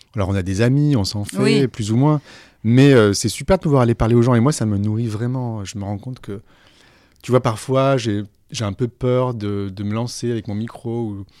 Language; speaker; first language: French; native; French